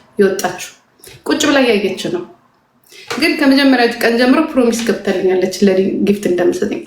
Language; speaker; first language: Amharic; native; Amharic